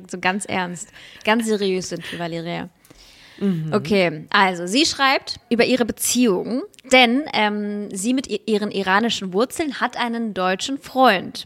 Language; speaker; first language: German; early bilingual, other home language; Russian